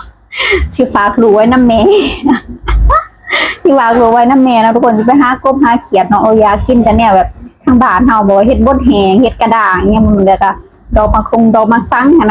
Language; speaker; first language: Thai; non-native, local second language; Lao